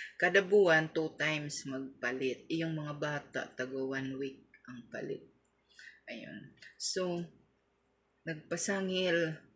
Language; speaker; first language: Filipino; non-native, local second language; Waray